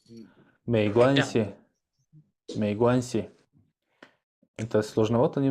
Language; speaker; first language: Russian; non-native, local second language; Kyrgyz